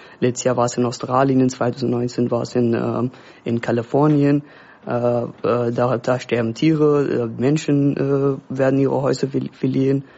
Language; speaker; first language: German; non-native, fluent; Persian